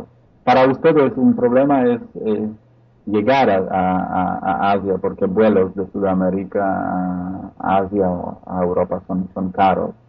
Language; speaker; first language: Spanish; non-native, fluent; Polish